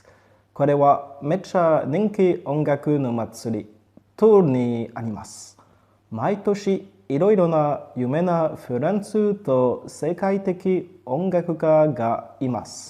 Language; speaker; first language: Japanese; non-native, learner; French